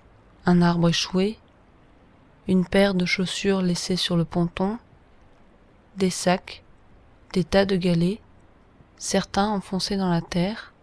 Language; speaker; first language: French; native; French